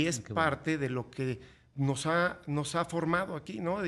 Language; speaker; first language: Spanish; native; Spanish